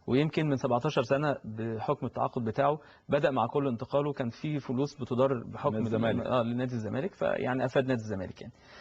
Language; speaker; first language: Arabic; native; Arabic